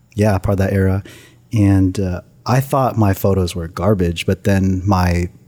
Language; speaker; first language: English; native; English